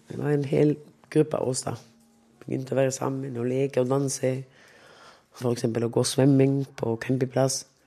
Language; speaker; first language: Norwegian; non-native, local second language; Romany